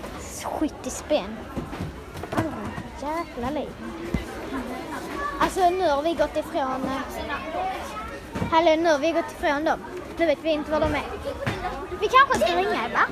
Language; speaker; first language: Swedish; native; Swedish